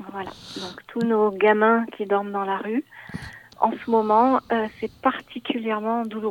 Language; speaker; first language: French; native; French